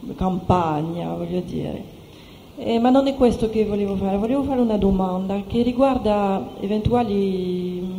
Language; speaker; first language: Italian; non-native, fluent; French